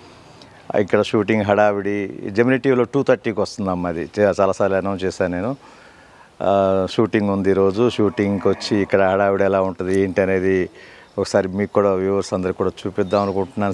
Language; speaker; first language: Telugu; native; Telugu